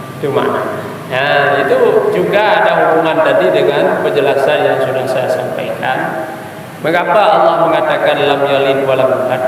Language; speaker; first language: Malay; non-native, local second language; Achinese